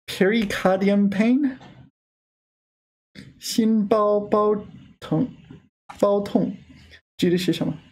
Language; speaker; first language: Chinese; non-native, learner; English